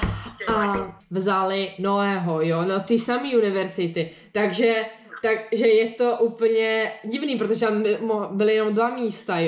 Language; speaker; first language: Czech; early bilingual, heritage; Czech